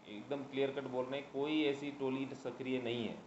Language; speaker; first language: Hindi; non-native, local second language; Marathi